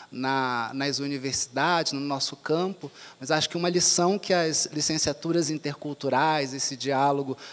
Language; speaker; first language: Portuguese; native; Portuguese